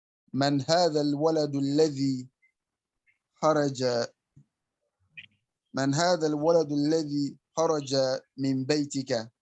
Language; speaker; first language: Arabic; non-native, learner; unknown